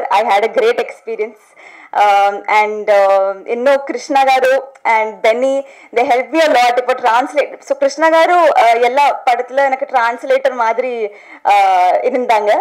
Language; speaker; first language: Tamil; non-native, learner; Telugu